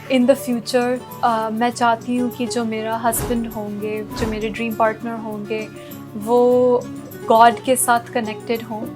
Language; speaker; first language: Hindi; non-native, local second language; Punjabi